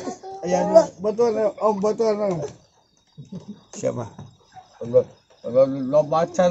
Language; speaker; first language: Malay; non-native, local second language; Sundanese